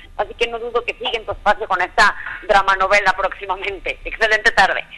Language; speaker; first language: Spanish; native; Spanish